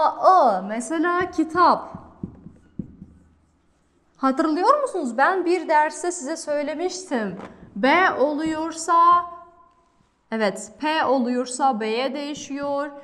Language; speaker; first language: Turkish; non-native, fluent; Kazakh